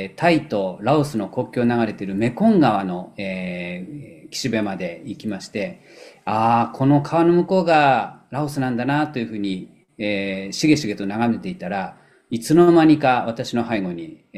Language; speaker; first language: Japanese; native; Japanese